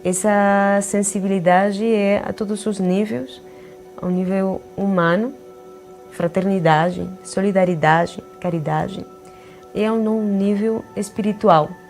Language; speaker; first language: Portuguese; non-native, fluent; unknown